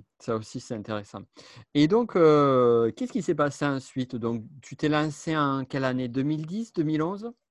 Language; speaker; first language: French; native; French